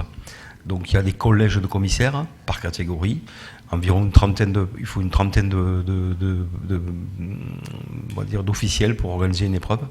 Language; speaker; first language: French; native; French